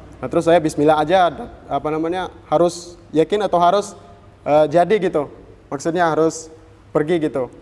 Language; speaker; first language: Indonesian; non-native, fluent; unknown